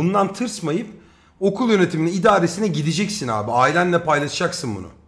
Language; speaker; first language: Turkish; native; Turkish